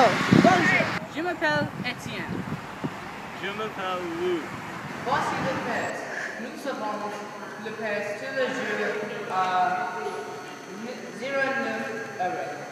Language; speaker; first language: French; non-native, learner; English